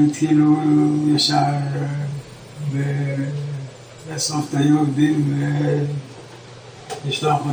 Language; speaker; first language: Hebrew; early bilingual, other home language; Croatian